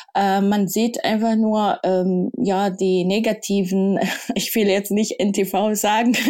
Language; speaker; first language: German; non-native, fluent; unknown